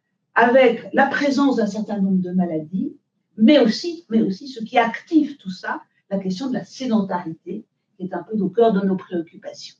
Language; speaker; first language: French; native; French